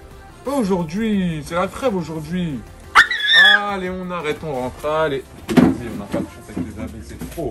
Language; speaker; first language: French; native; French